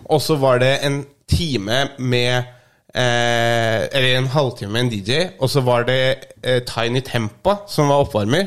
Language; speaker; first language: Norwegian; native; Norwegian